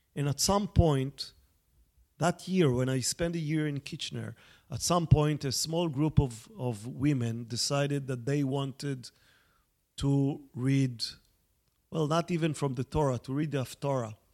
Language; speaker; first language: English; non-native, fluent; Hebrew